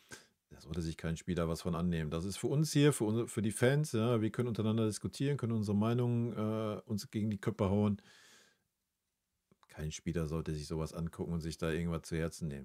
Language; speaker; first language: German; native; German